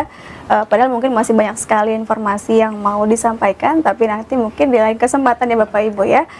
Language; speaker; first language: Indonesian; native; Indonesian